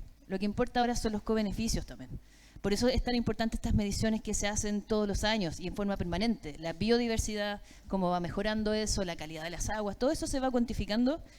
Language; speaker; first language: Spanish; native; Spanish